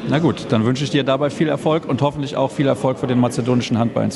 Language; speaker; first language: German; native; German